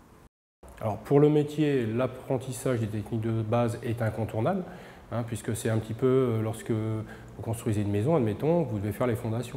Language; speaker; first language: French; native; French